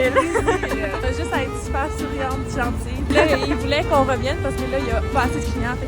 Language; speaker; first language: French; native; French